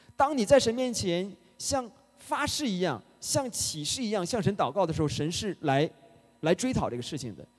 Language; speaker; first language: Chinese; native; Chinese